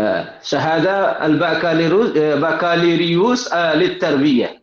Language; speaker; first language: Arabic; non-native, learner; Bangla